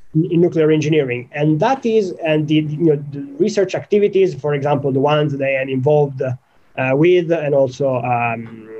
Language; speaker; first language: English; non-native, fluent; Italian